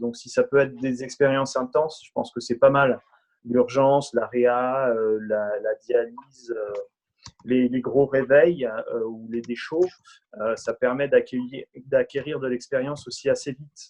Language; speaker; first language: French; native; French